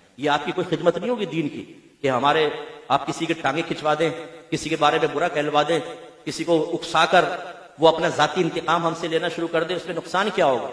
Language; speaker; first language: Urdu; native; Urdu